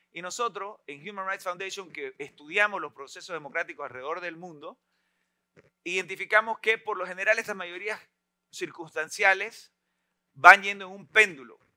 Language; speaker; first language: Spanish; native; Spanish